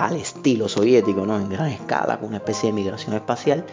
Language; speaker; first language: Spanish; native; Spanish